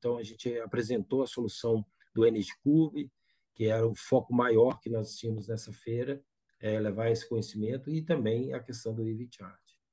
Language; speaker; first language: Portuguese; native; Portuguese